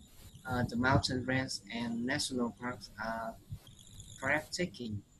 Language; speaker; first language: English; non-native, learner; Vietnamese